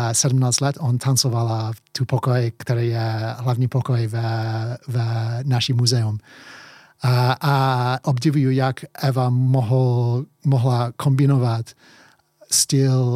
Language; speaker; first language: Czech; early bilingual, heritage; English